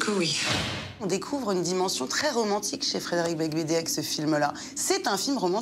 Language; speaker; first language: French; native; French